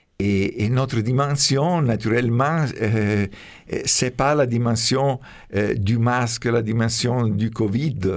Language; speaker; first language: French; non-native, fluent; Italian